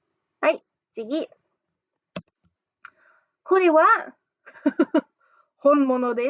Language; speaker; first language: Japanese; non-native, fluent; English